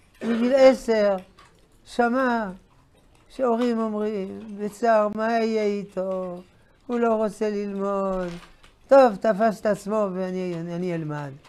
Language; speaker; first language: Hebrew; non-native, fluent; French